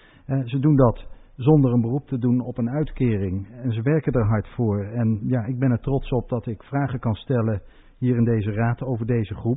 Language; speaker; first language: Dutch; native; Dutch